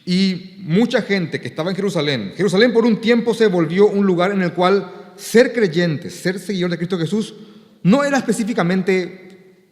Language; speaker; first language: Spanish; native; Spanish